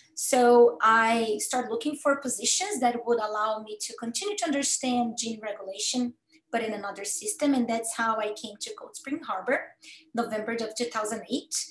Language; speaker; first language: English; non-native, fluent; Portuguese